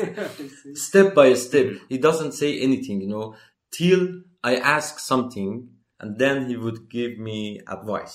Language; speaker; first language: English; non-native, learner; Persian